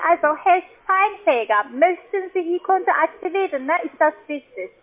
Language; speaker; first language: German; non-native, learner; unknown